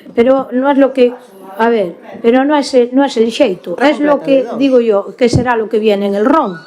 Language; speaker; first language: Spanish; non-native, local second language; Galician